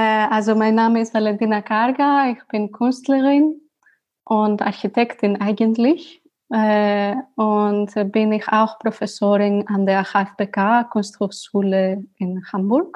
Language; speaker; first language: German; non-native, learner; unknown